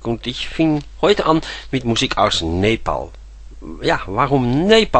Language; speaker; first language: German; non-native, fluent; Dutch